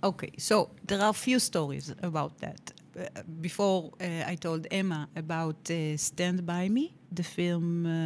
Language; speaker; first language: English; non-native, fluent; Hebrew